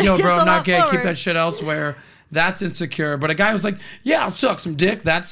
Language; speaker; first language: English; native; English